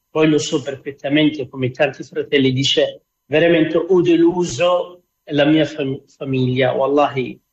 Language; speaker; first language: Italian; non-native, fluent; Arabic